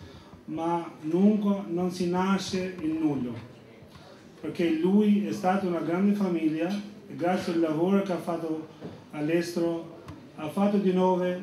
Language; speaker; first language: Italian; non-native, fluent; Albanian